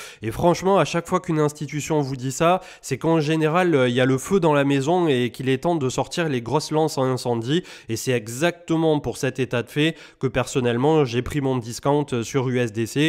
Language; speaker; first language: French; native; French